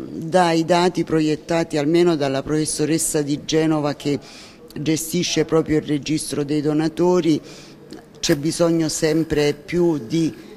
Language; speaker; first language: Italian; native; Italian